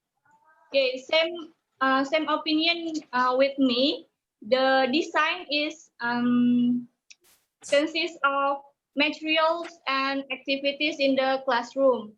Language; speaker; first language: English; non-native, learner; Indonesian